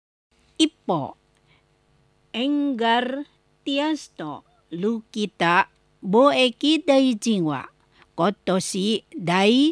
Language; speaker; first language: Japanese; non-native, learner; Indonesian